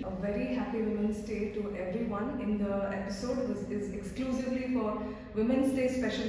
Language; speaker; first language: English; non-native, local second language; Tamil